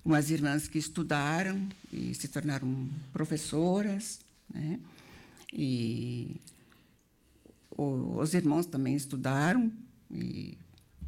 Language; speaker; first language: Portuguese; native; Portuguese